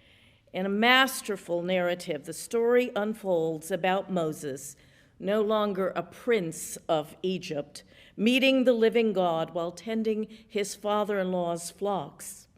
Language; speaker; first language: English; native; English